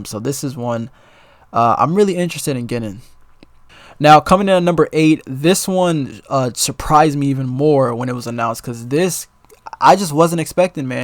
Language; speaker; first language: English; native; English